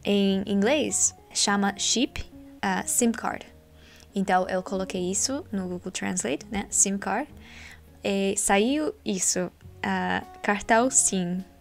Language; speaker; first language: Portuguese; non-native, learner; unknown